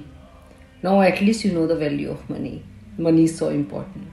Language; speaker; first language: English; non-native, local second language; Punjabi